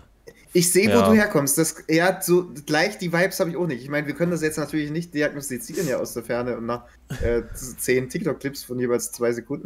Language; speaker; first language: German; native; German